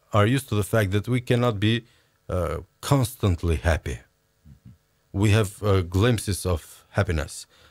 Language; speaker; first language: English; non-native, fluent; Albanian